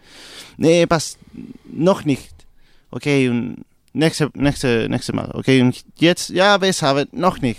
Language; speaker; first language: German; non-native, learner; Spanish